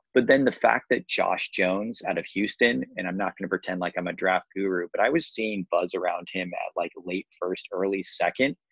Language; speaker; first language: English; native; English